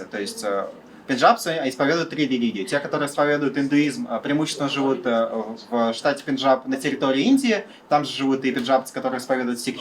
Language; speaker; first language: Russian; native; Russian